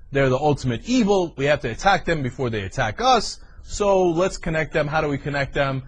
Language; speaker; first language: English; native; English